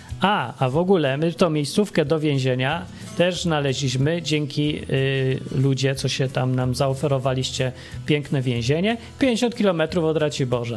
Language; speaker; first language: Polish; native; Polish